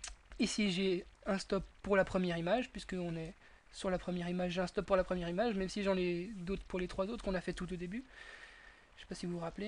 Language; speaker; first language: French; native; French